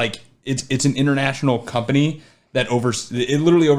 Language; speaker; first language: English; native; English